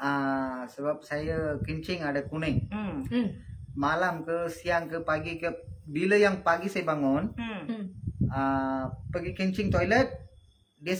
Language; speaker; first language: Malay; non-native, local second language; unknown